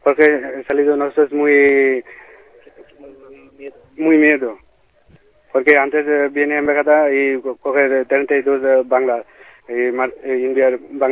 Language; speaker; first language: Spanish; non-native, learner; Bangla